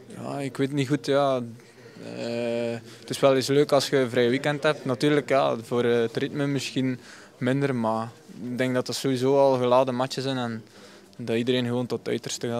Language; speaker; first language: Dutch; native; Dutch